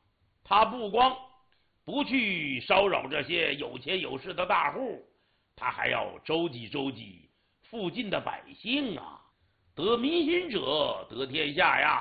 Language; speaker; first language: Chinese; native; Chinese